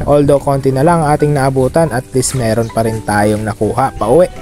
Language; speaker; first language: Filipino; non-native, local second language; Bikol